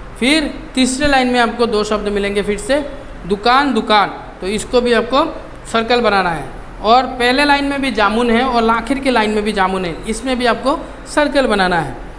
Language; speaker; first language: Hindi; non-native, local second language; Bangla